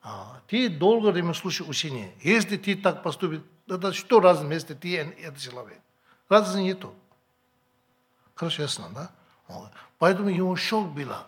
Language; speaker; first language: Russian; non-native, learner; Tibetan